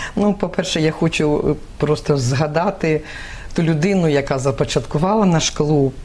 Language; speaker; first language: Ukrainian; native; Ukrainian